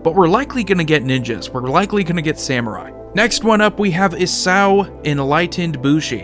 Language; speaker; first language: English; native; English